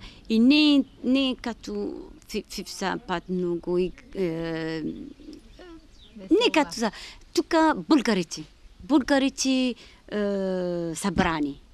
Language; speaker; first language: Bulgarian; non-native, learner; Arabic